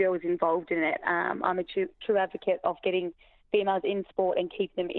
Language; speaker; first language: English; native; English